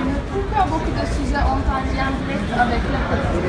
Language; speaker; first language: French; non-native, learner; Turkish